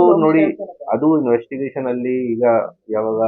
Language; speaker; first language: Kannada; non-native, fluent; Hindi